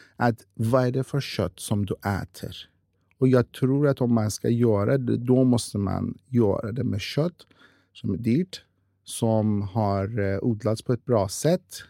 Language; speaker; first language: Swedish; non-native, fluent; Persian